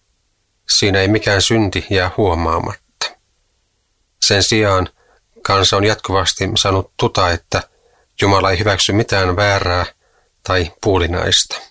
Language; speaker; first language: Finnish; native; Finnish